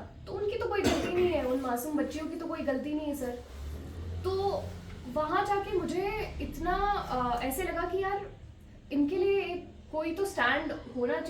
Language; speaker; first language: Hindi; native; Hindi